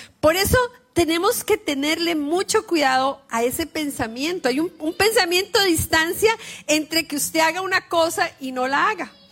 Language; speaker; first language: Spanish; native; Spanish